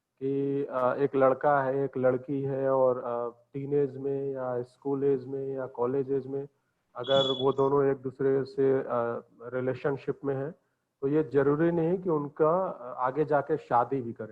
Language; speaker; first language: Hindi; native; Hindi